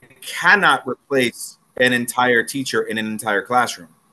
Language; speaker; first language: English; native; English